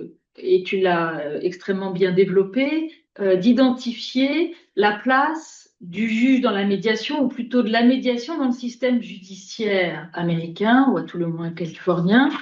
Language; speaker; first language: French; native; French